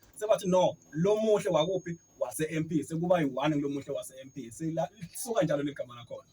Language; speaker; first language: Zulu; non-native, local second language; Swati